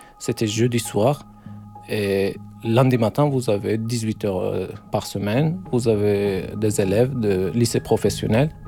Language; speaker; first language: French; non-native, learner; Turkish